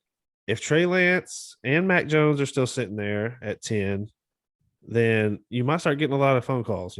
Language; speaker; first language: English; native; English